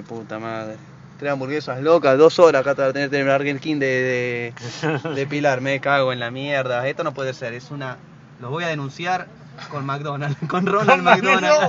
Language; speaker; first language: Spanish; native; Spanish